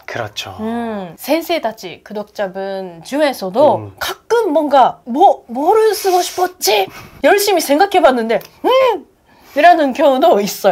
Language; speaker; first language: Korean; non-native, fluent; Japanese